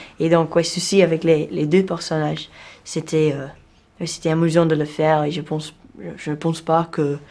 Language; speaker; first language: French; non-native, learner; English